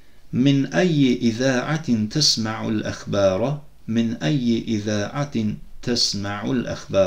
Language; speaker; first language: Arabic; non-native, fluent; Turkish